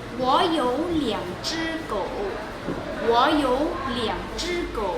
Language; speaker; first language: Chinese; non-native, fluent; Thai